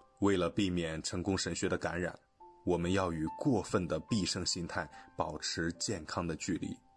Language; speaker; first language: Chinese; non-native, fluent; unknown